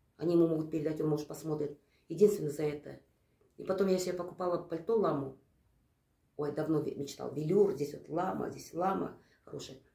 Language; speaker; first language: Russian; native; Russian